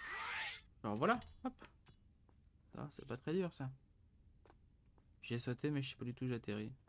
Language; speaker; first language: French; native; French